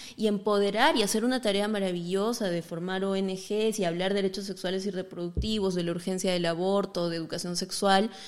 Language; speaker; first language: Spanish; native; Spanish